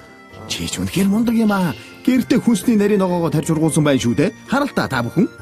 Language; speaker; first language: Mongolian; native; Mongolian